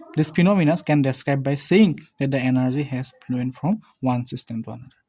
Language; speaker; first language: English; non-native, local second language; Assamese